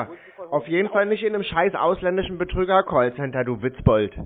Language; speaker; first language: German; native; German